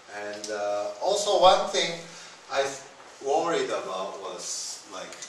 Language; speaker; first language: English; non-native, fluent; Japanese